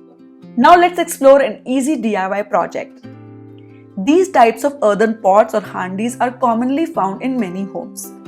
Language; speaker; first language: English; non-native, local second language; Hindi